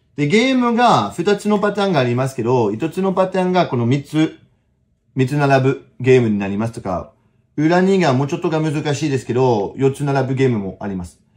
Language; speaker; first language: Japanese; non-native, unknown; French